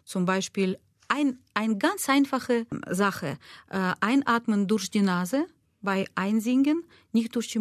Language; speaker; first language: German; non-native, learner; Russian